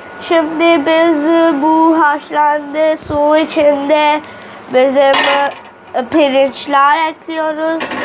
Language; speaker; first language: Turkish; non-native, learner; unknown